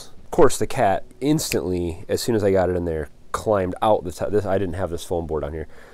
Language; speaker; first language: English; native; English